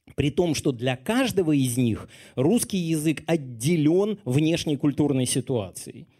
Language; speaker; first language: Russian; native; Russian